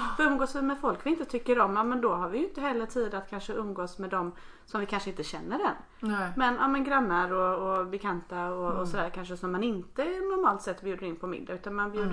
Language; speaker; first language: Swedish; native; Swedish